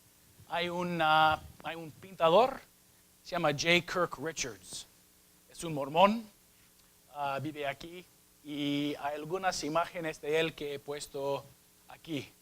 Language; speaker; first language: Spanish; non-native, fluent; English